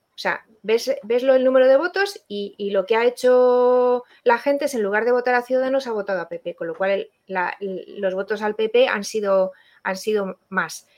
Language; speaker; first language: Spanish; native; Spanish